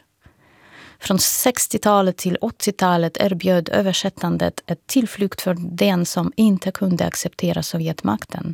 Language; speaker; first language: Swedish; non-native, fluent; Russian